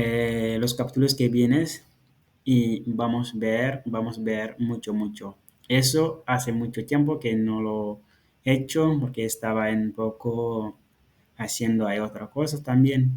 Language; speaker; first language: Spanish; non-native, fluent; Fula